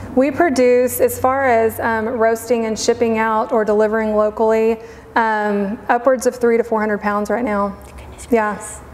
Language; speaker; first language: English; native; English